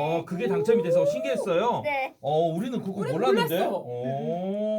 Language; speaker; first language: Korean; native; Korean